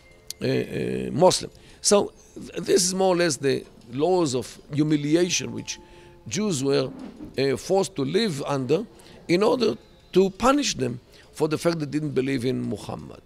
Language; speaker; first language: English; non-native, fluent; Hebrew